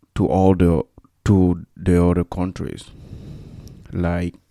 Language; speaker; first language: English; non-native, fluent; Spanish